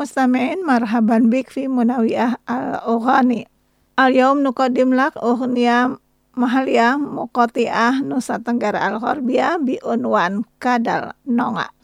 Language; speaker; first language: Arabic; non-native, fluent; Indonesian